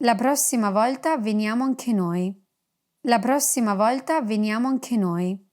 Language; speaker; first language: Italian; non-native, fluent; English